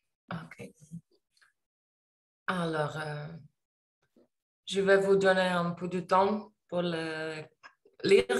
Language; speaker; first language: French; non-native, learner; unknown